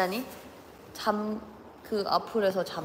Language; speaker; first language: Korean; non-native, fluent; Thai